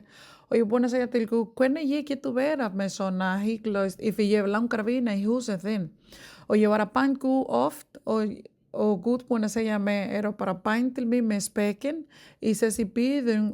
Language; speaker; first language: Icelandic; non-native, learner; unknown